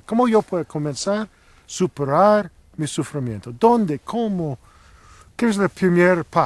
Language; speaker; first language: Spanish; non-native, learner; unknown